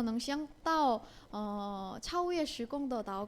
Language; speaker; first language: Chinese; non-native, learner; Korean